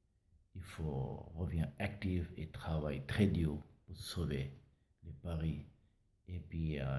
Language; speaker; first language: French; non-native, learner; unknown